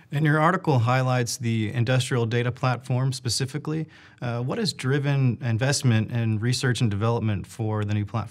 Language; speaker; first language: English; native; English